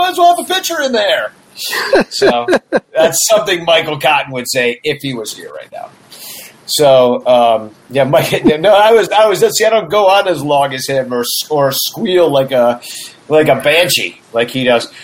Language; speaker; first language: English; native; English